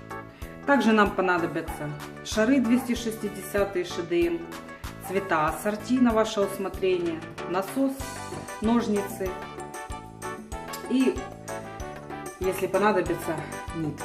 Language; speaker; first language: Russian; native; Russian